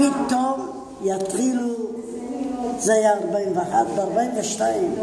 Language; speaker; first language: Hebrew; non-native, fluent; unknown